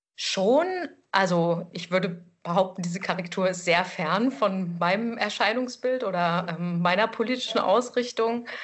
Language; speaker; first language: German; native; German